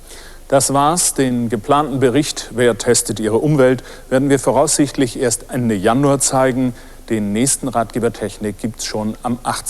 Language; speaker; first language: German; native; German